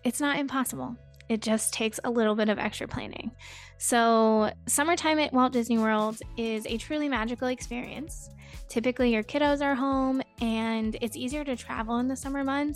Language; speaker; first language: English; native; English